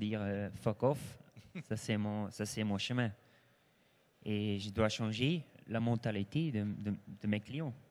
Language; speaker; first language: French; non-native, local second language; Dutch